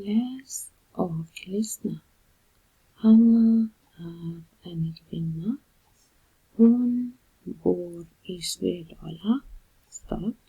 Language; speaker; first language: Swedish; non-native, fluent; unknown